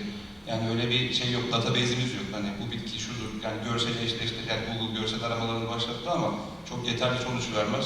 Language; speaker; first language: Turkish; native; Turkish